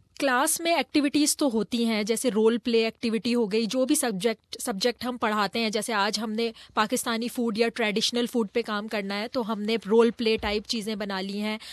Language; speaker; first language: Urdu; native; Urdu